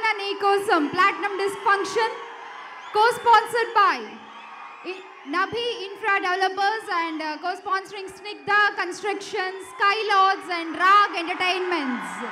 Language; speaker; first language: Telugu; native; Telugu